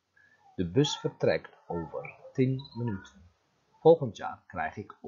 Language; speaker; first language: Dutch; non-native, fluent; Turkish